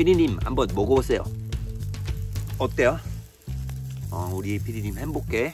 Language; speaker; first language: Korean; non-native, learner; French